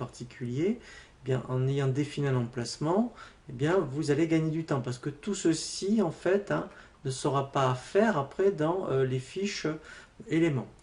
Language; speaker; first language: French; native; French